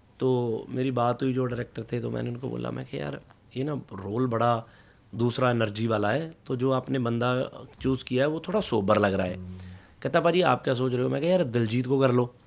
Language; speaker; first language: Hindi; non-native, local second language; Punjabi